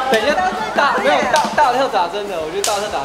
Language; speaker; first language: Chinese; native; Chinese